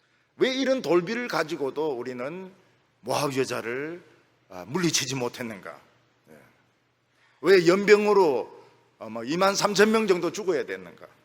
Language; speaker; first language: Korean; native; Korean